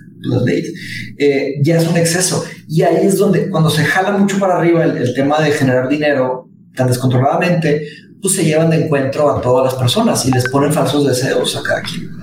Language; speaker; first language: Spanish; early bilingual, other home language; Portuguese